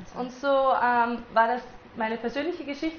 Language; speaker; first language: German; native; German